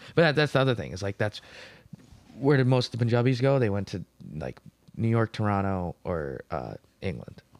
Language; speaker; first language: English; native; English